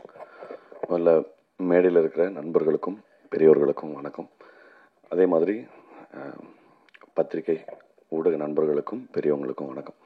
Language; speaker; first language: Tamil; native; Tamil